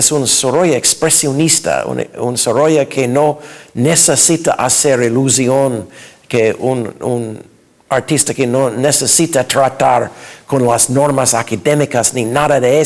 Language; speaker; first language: Spanish; non-native, fluent; English